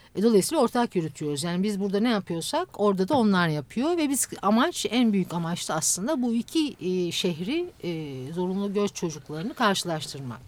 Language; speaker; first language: Turkish; native; Turkish